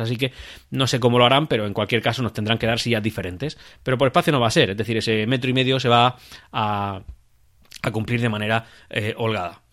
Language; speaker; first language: Spanish; native; Spanish